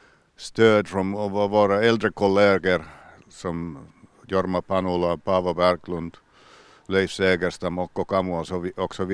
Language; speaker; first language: Swedish; non-native, local second language; Finnish